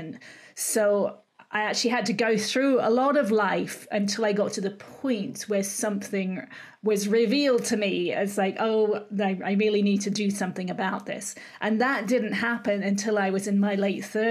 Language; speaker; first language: English; native; English